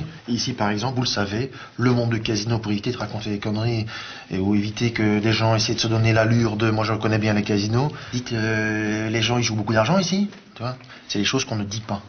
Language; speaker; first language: French; native; French